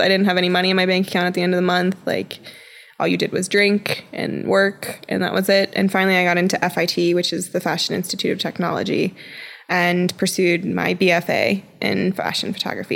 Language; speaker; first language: English; native; English